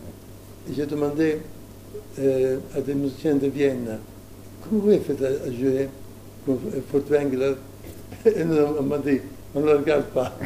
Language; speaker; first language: French; non-native, learner; Italian